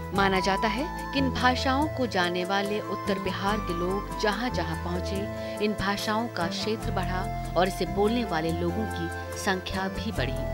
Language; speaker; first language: Hindi; native; Hindi